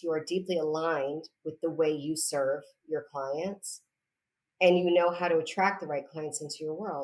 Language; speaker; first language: English; native; English